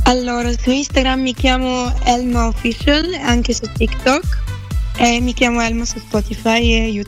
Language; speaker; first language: Italian; non-native, fluent; Bulgarian